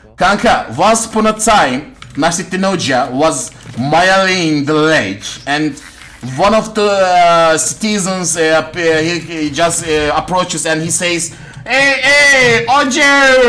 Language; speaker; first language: English; non-native, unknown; Turkish